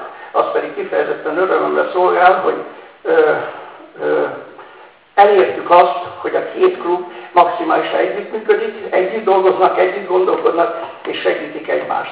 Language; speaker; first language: Hungarian; native; Hungarian